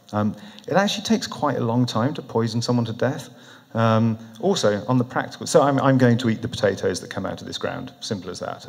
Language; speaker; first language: English; native; English